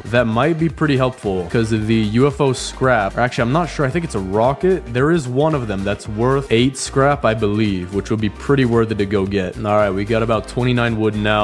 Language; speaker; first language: English; native; English